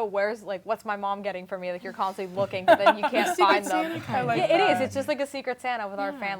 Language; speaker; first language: English; native; English